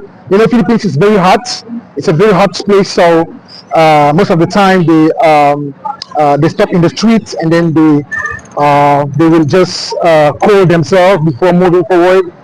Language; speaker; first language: English; non-native, fluent; French